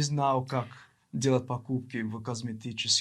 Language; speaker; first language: Russian; non-native, learner; English